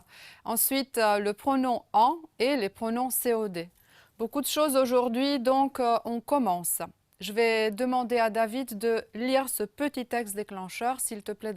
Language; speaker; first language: French; non-native, fluent; Romanian